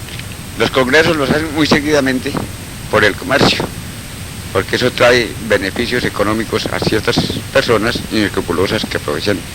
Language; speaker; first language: Spanish; native; Spanish